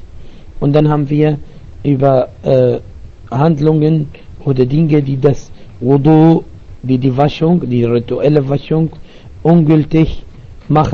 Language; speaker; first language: German; non-native, learner; Arabic